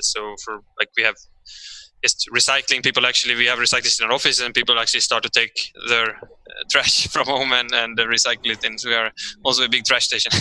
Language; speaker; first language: English; non-native, fluent; Swedish